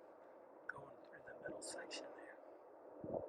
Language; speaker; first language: English; native; English